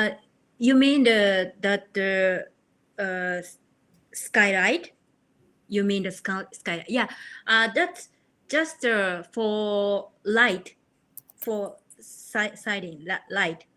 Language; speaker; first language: English; non-native, learner; Japanese